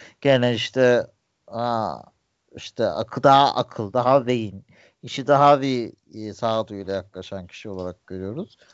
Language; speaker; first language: Turkish; native; Turkish